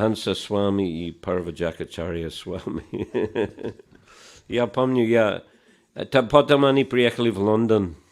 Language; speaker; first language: Russian; non-native, fluent; English